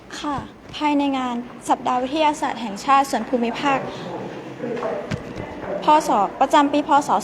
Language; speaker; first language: Thai; native; Thai